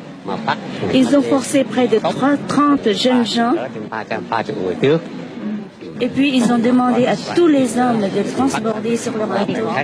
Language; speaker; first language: French; non-native, local second language; Vietnamese